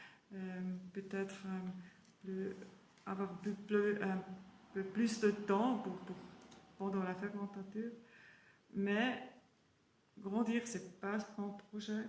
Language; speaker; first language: French; non-native, learner; German